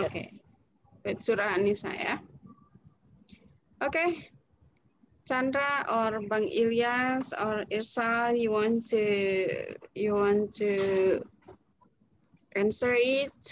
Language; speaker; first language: English; non-native, fluent; Indonesian